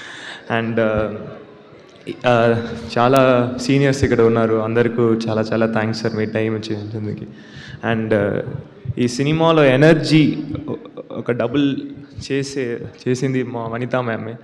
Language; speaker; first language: Telugu; non-native, learner; Tamil